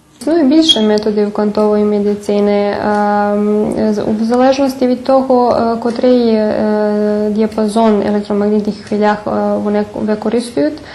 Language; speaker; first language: Ukrainian; early bilingual, heritage; Ukrainian